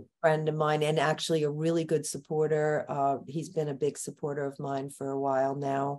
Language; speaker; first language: English; native; English